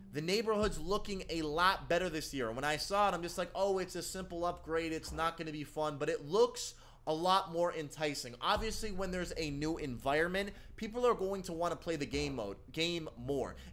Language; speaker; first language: English; native; English